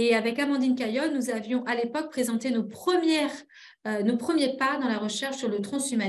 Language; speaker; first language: French; native; French